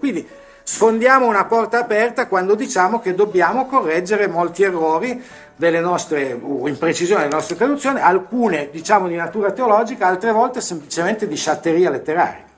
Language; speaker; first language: Italian; native; Italian